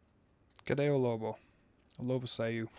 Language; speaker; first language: Portuguese; non-native, fluent; English